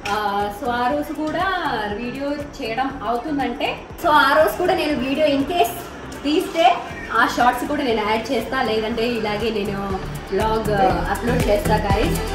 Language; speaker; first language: Telugu; non-native, local second language; Malayalam